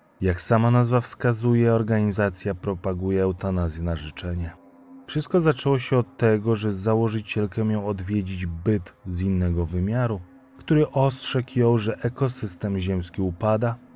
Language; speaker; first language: Polish; native; Polish